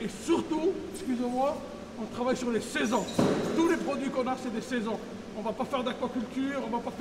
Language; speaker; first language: French; native; French